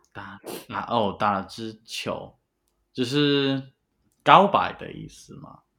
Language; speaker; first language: Chinese; non-native, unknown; English